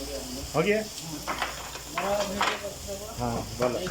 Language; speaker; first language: Hindi; non-native, local second language; Bangla